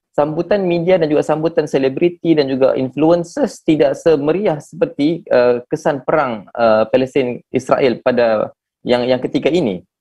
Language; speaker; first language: Malay; native; Malay